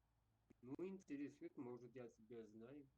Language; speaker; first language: Russian; non-native, learner; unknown